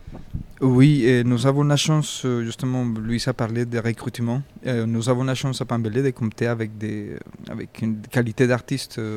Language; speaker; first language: French; non-native, fluent; Spanish